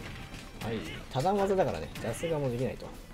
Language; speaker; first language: Japanese; native; Japanese